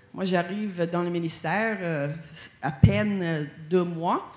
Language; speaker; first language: French; non-native, fluent; English